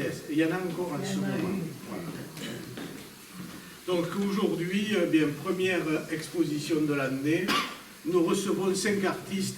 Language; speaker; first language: French; native; French